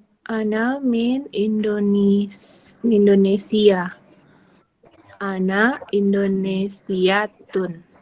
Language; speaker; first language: Arabic; non-native, learner; Indonesian